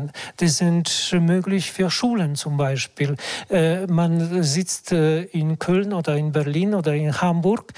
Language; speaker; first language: German; non-native, fluent; Polish